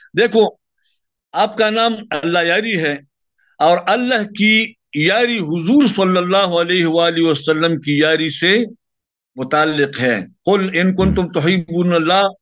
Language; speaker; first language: Urdu; non-native, local second language; Pashto